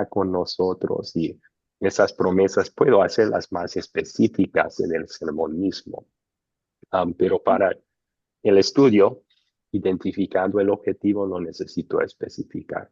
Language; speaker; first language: Spanish; non-native, fluent; English